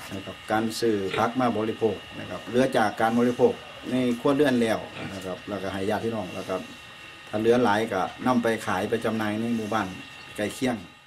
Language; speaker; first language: Thai; native; Thai